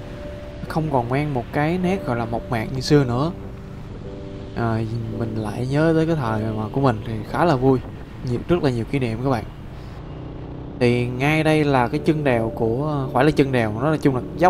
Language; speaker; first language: Vietnamese; native; Vietnamese